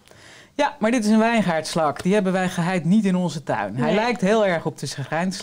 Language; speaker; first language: Dutch; native; Dutch